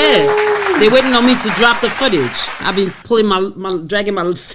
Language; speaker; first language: English; native; English